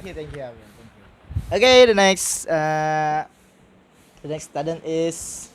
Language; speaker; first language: English; non-native, learner; Indonesian